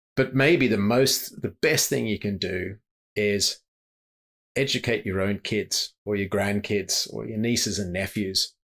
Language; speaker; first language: English; native; English